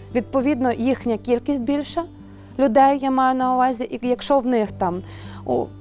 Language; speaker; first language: Ukrainian; native; Ukrainian